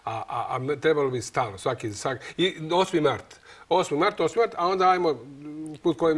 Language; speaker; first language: Croatian; native; Croatian